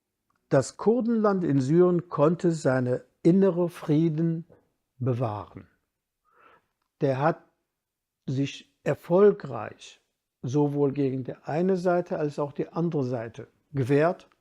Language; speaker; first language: German; non-native, fluent; Kurdish